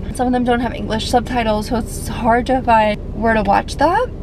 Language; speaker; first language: English; native; English